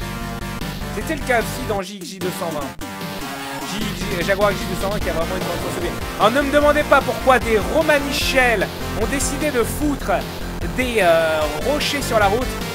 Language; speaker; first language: French; native; French